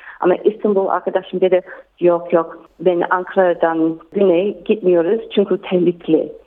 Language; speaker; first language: Turkish; non-native, learner; English